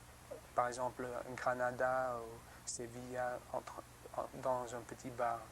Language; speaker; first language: French; non-native, learner; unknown